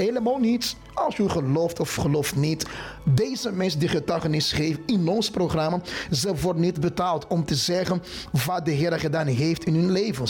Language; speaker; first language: Dutch; non-native, fluent; Portuguese